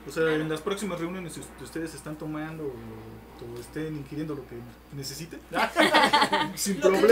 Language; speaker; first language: Spanish; native; Spanish